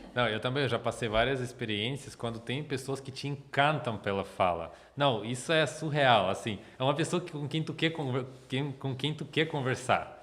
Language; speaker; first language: Portuguese; non-native, fluent; Russian